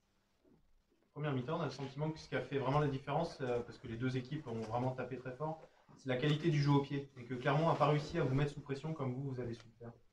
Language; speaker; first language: French; native; French